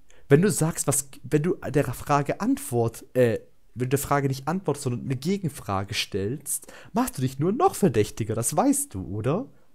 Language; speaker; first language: German; native; German